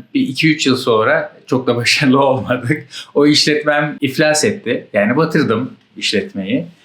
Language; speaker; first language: Turkish; native; Turkish